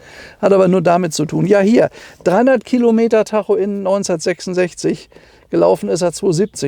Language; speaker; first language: German; native; German